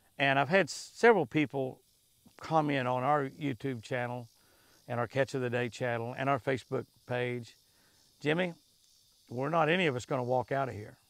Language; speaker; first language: English; native; English